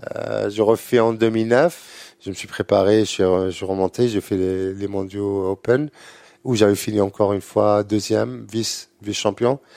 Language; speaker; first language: French; non-native, local second language; Arabic